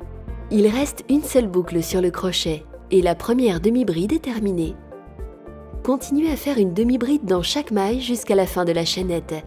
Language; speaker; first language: French; native; French